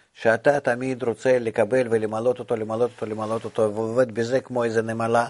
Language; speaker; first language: Hebrew; non-native, fluent; Russian